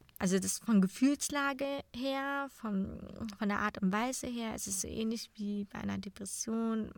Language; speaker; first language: German; non-native, fluent; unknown